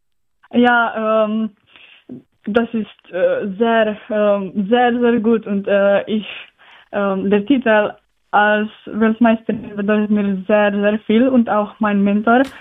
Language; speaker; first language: German; non-native, learner; Slovenian